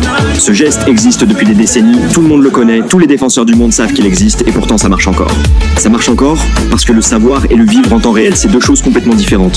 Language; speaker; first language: French; native; French